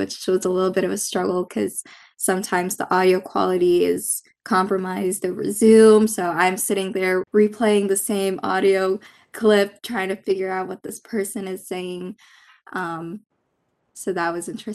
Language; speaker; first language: English; non-native, local second language; Filipino